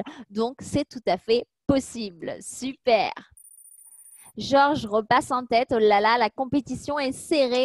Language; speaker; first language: French; native; French